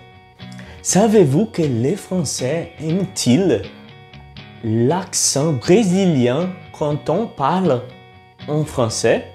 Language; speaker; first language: French; non-native, learner; Portuguese